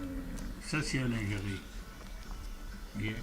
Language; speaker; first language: French; non-native, fluent; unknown